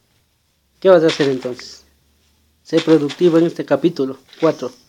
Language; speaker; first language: Spanish; native; Spanish